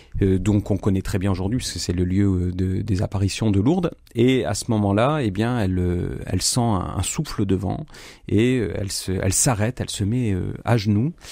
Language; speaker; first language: French; native; French